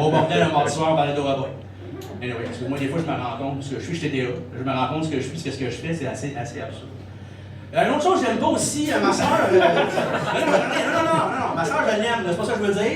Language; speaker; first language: French; native; French